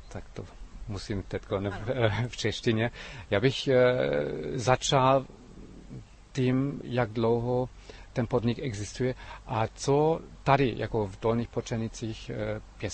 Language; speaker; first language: Czech; non-native, fluent; German